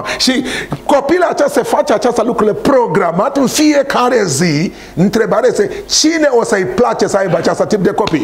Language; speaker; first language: Romanian; non-native, learner; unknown